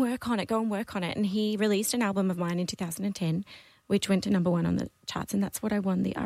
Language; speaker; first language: English; non-native, local second language; Dutch